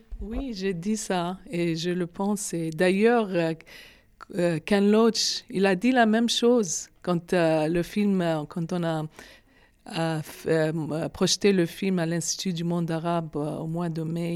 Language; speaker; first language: French; non-native, fluent; Arabic